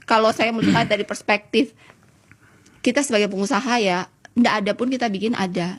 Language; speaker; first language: Indonesian; native; Indonesian